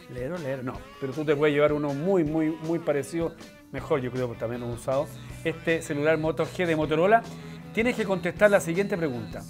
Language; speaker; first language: Spanish; native; Spanish